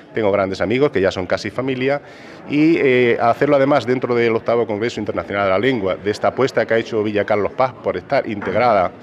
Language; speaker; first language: Spanish; native; Spanish